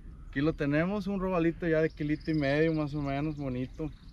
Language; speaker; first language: Spanish; native; Spanish